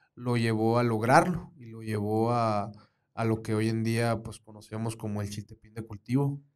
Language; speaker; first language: Spanish; native; Spanish